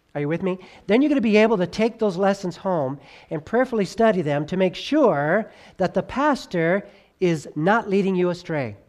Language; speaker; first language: English; native; English